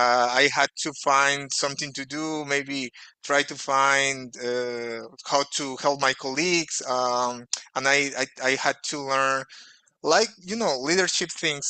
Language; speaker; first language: English; non-native, fluent; Portuguese